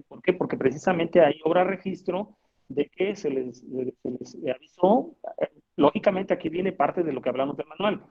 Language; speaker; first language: Spanish; native; Spanish